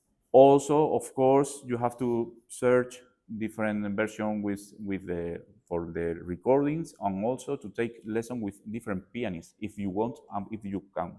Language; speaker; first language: English; non-native, learner; Spanish